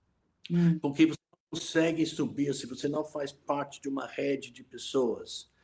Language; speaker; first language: Portuguese; non-native, fluent; English